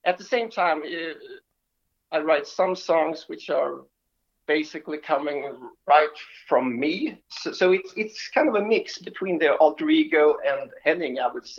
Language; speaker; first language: English; non-native, fluent; Swedish